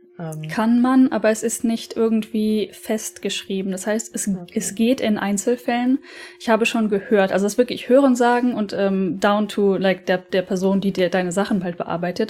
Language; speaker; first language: German; native; German